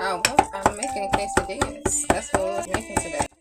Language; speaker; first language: English; native; English